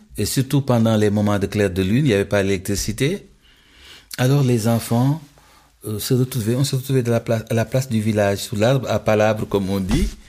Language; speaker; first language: French; non-native, local second language; Wolof